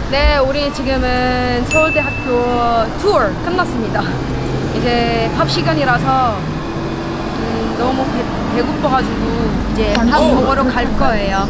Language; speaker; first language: Korean; non-native, fluent; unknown